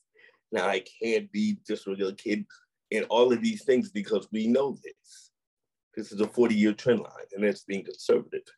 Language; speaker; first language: English; native; English